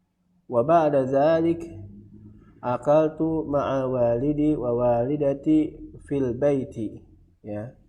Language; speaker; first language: Arabic; non-native, fluent; Indonesian